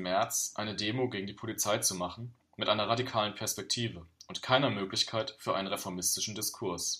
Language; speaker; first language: German; native; German